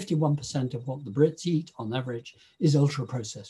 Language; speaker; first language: English; native; English